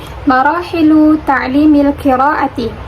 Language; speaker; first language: Arabic; non-native, learner; Indonesian